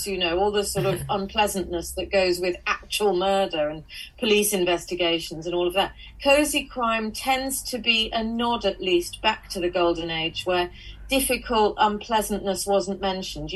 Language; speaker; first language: English; native; English